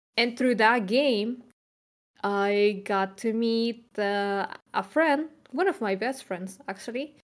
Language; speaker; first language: English; non-native, fluent; Spanish